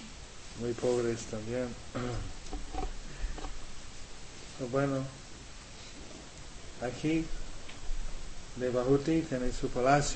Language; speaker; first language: Spanish; non-native, learner; English